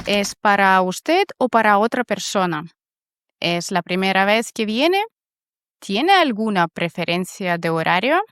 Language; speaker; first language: Spanish; non-native, fluent; Russian